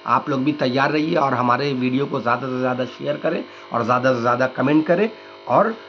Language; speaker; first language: Hindi; non-native, local second language; Bangla